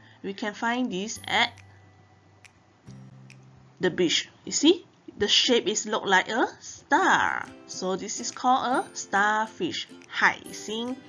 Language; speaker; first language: English; non-native, local second language; Chinese